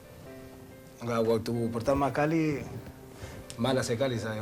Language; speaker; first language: Indonesian; non-native, learner; Spanish